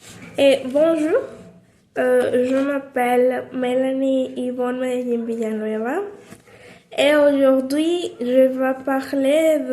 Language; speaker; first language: French; non-native, learner; Spanish